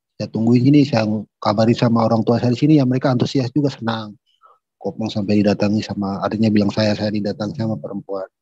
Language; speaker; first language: Indonesian; native; Indonesian